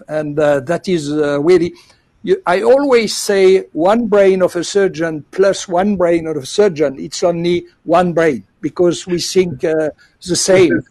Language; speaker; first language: English; non-native, fluent; French